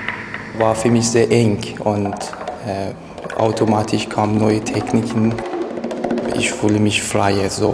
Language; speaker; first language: German; non-native, learner; Persian